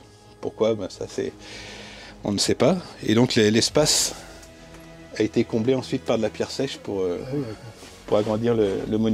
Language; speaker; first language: French; native; French